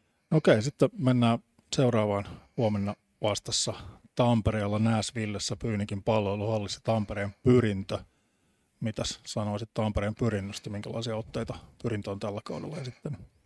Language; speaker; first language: Finnish; native; Finnish